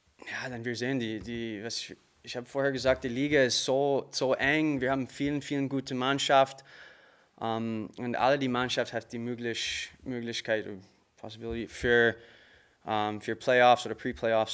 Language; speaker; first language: German; non-native, learner; English